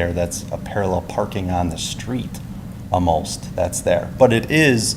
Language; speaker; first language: English; native; English